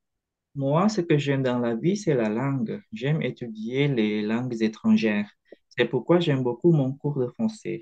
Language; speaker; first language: French; non-native, fluent; Indonesian